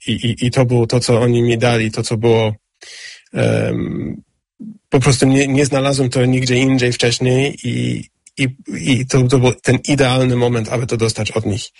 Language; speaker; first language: Polish; non-native, fluent; English